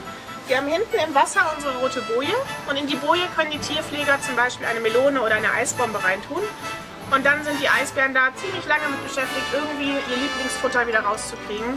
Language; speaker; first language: German; native; German